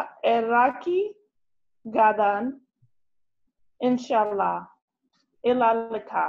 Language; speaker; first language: Arabic; non-native, learner; English